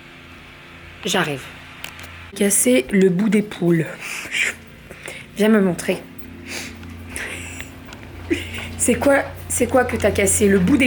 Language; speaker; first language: French; native; French